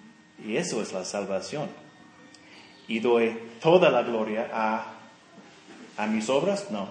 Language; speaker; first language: Spanish; non-native, fluent; English